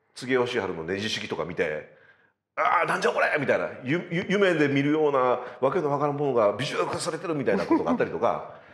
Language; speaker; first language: Japanese; native; Japanese